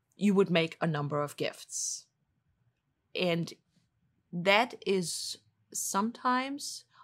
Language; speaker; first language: English; non-native, fluent; German